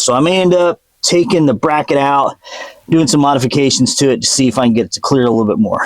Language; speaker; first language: English; native; English